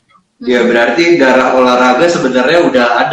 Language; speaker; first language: Indonesian; native; Indonesian